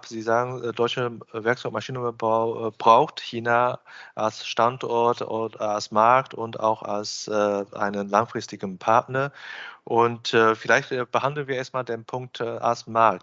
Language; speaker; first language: German; non-native, fluent; Chinese